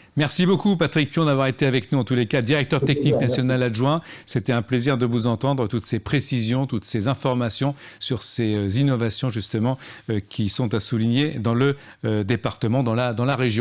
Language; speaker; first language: French; native; French